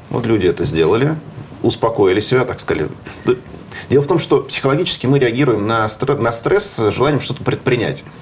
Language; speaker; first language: Russian; native; Russian